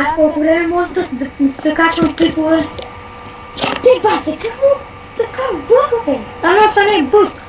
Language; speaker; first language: Bulgarian; native; Bulgarian